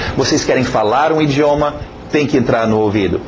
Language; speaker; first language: Portuguese; non-native, fluent; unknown